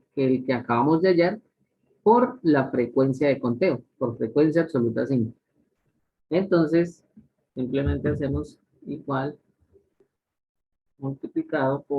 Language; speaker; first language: Spanish; native; Spanish